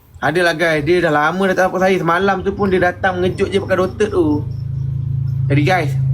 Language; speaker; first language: Malay; native; Malay